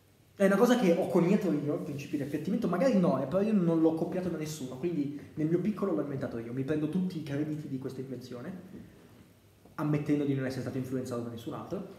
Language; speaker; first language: Italian; native; Italian